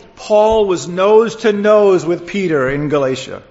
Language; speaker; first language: English; native; English